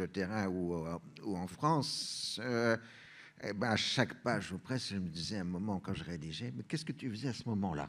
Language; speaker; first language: French; native; French